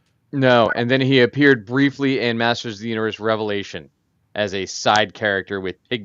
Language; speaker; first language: English; native; English